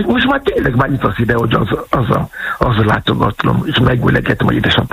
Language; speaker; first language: Hungarian; non-native, fluent; Yoruba